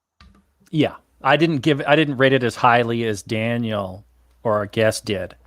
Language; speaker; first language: English; native; English